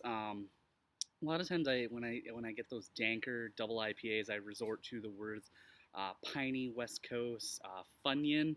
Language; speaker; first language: English; native; English